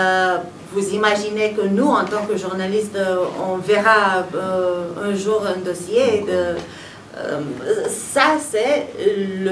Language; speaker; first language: French; non-native, fluent; Romanian